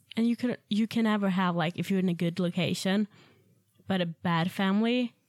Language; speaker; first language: English; non-native, fluent; Swedish